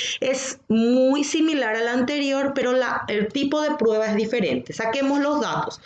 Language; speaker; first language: Spanish; native; Spanish